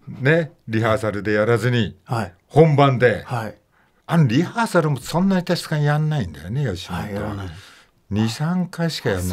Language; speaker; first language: Japanese; native; Japanese